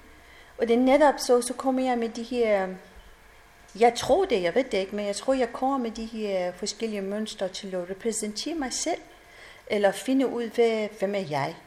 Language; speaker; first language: Danish; non-native, fluent; Persian